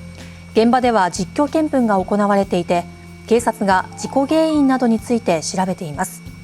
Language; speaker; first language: Japanese; native; Japanese